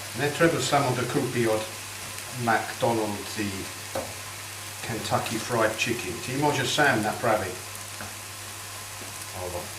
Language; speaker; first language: Bosnian; non-native, learner; English